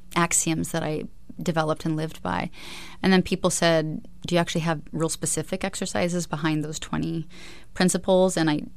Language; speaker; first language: English; native; English